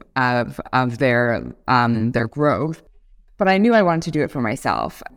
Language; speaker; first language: English; native; English